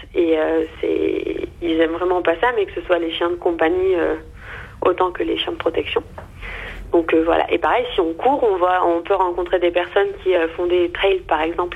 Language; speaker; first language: French; native; French